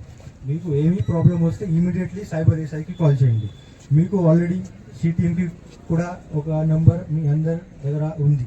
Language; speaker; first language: Telugu; non-native, learner; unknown